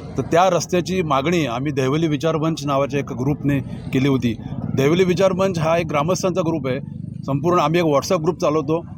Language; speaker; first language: Marathi; native; Marathi